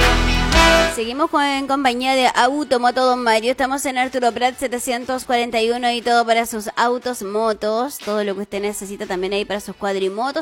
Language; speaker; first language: Spanish; native; Spanish